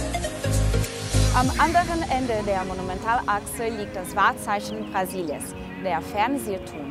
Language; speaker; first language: German; early bilingual, heritage; German